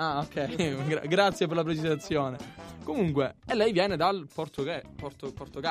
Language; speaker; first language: Italian; native; Italian